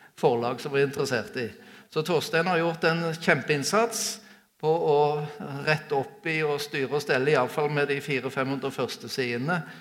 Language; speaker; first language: Norwegian; native; Norwegian